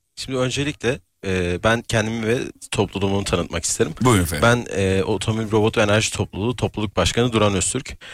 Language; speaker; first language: Turkish; native; Turkish